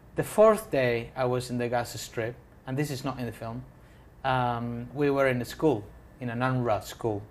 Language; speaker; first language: English; non-native, fluent; Spanish